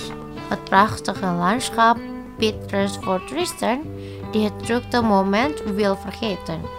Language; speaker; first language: Dutch; non-native, fluent; Indonesian